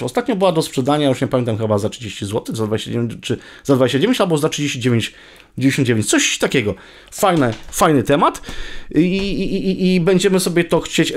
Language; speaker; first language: Polish; native; Polish